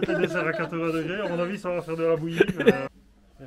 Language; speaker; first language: French; native; French